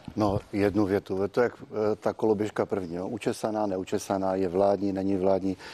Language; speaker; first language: Czech; native; Czech